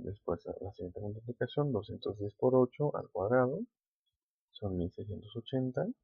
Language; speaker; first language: Spanish; native; Spanish